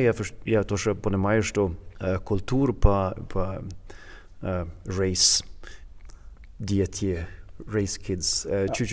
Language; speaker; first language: Russian; non-native, learner; Swedish